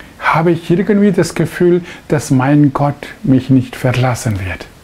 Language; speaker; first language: German; non-native, fluent; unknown